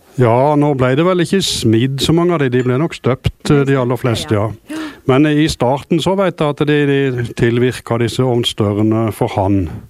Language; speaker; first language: Norwegian; native; Norwegian